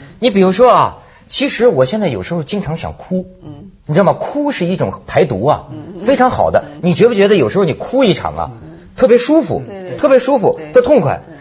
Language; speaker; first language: Chinese; native; Chinese